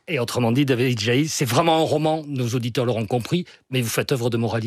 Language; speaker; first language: French; native; French